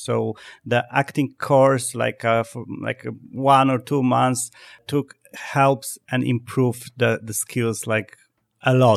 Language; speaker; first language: English; non-native, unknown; Polish